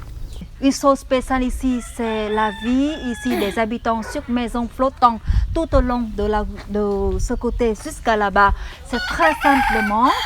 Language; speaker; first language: French; non-native, fluent; Vietnamese